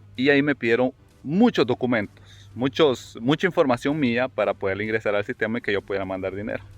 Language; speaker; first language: Spanish; native; Spanish